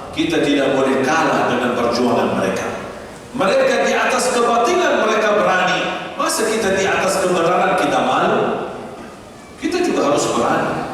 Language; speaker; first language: Indonesian; non-native, fluent; Arabic